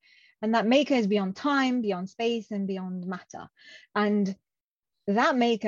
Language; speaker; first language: English; non-native, local second language; Punjabi